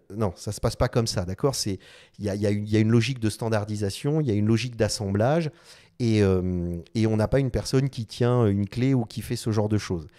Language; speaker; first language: French; non-native, local second language; Arabic